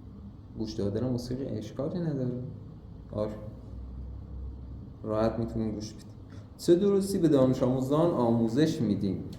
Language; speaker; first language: Persian; native; Persian